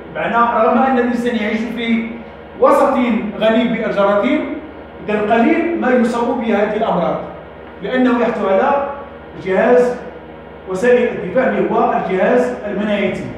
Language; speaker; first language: Arabic; native; Arabic